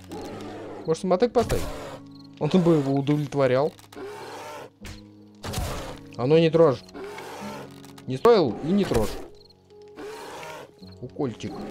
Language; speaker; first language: Russian; native; Russian